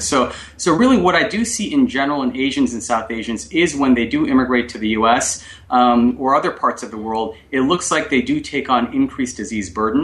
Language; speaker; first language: English; non-native, local second language; Bangla